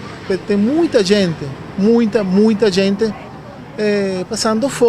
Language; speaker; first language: Portuguese; non-native, learner; Spanish